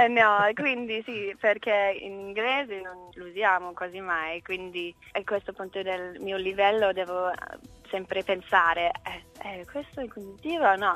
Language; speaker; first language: Italian; non-native, learner; English